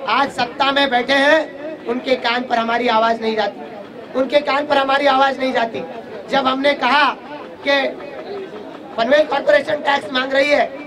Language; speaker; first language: Hindi; non-native, local second language; Marathi